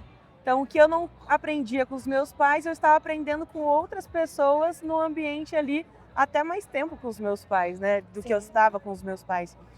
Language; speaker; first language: Portuguese; native; Portuguese